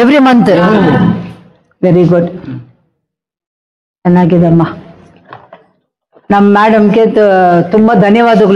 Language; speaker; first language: Kannada; non-native, local second language; Tamil